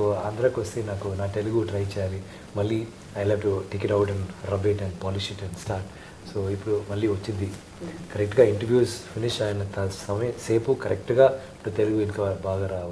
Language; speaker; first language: Telugu; non-native, local second language; Tamil